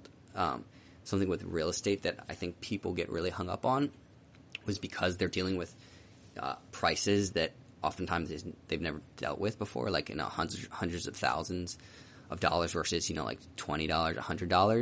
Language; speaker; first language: English; native; English